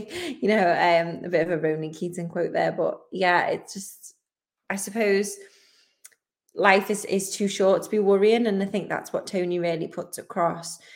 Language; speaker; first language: English; native; English